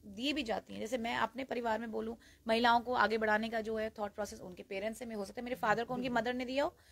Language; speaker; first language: Hindi; native; Hindi